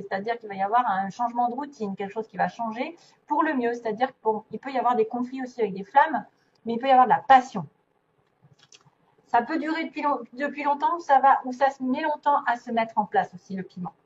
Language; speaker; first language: French; native; French